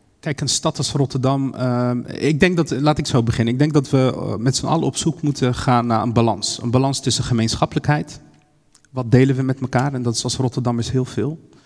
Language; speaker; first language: Dutch; early bilingual, other home language; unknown